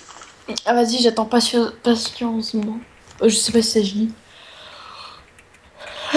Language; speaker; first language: French; native; French